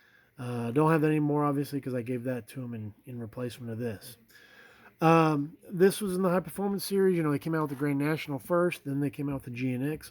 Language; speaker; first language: English; native; English